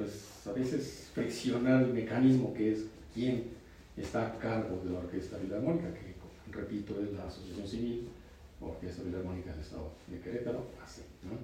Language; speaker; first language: Spanish; native; Spanish